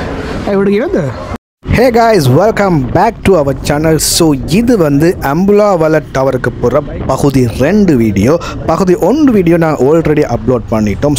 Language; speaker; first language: Tamil; native; Tamil